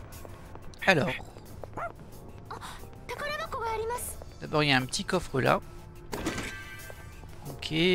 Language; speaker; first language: French; native; French